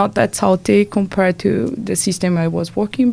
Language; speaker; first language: English; non-native, fluent; Portuguese